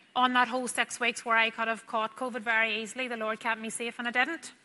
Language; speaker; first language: English; native; English